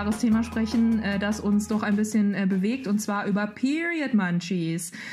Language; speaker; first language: German; native; German